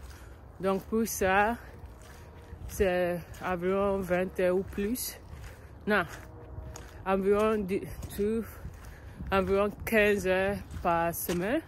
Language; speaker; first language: French; non-native, learner; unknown